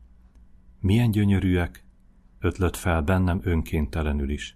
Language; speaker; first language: Hungarian; native; Hungarian